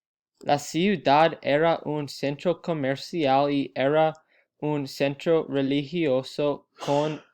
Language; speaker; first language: Spanish; non-native, learner; English